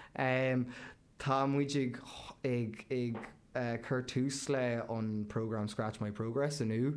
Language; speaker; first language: Irish; non-native, local second language; English